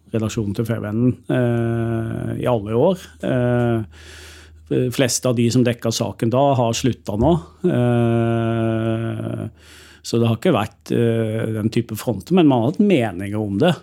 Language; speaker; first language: Norwegian; native; Norwegian